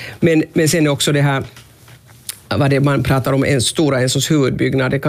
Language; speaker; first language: Swedish; non-native, local second language; Finnish